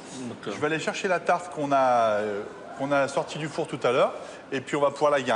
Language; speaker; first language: French; native; French